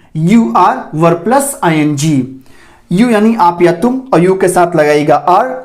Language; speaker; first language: Hindi; native; Hindi